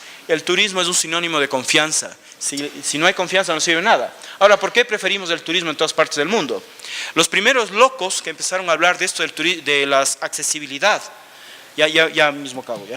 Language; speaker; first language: Spanish; native; Spanish